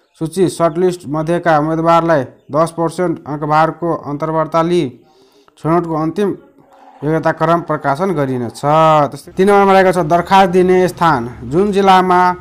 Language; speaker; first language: Nepali; non-native, local second language; Maithili